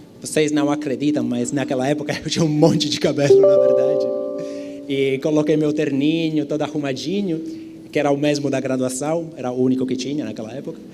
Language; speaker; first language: Portuguese; non-native, fluent; Italian